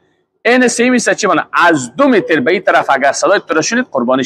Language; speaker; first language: Persian; native; Persian